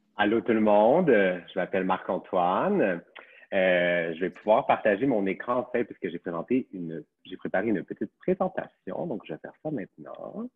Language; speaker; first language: French; native; French